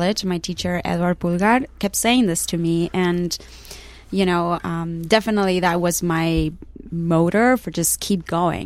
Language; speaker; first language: English; non-native, fluent; Spanish